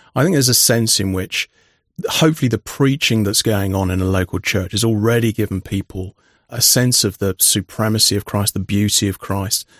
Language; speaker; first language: English; native; English